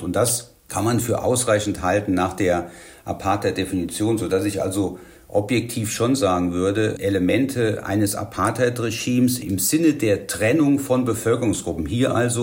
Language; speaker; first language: German; native; German